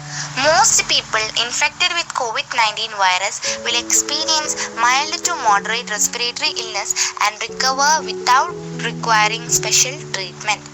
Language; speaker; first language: English; non-native, local second language; Malayalam